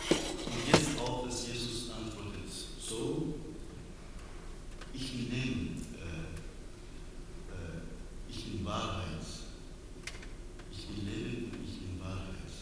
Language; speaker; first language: German; non-native, learner; Persian